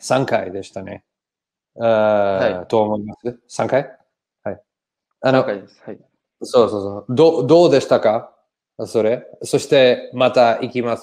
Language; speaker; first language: Japanese; non-native, learner; Portuguese